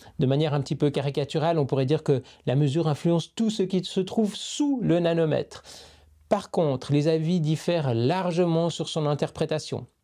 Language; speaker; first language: French; native; French